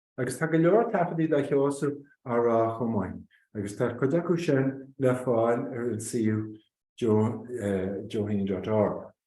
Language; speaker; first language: Irish; native; Irish